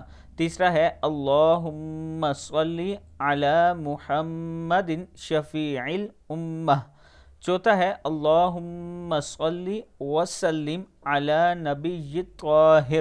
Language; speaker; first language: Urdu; non-native, local second language; Punjabi